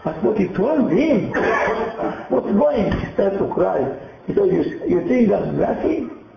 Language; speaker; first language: English; non-native, learner; Hebrew